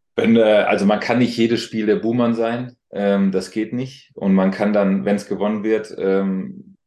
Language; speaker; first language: German; native; German